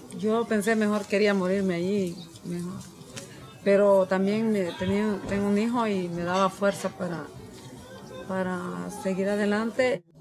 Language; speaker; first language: Spanish; native; Spanish